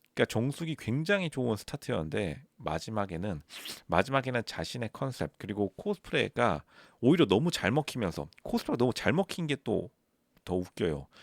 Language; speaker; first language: Korean; native; Korean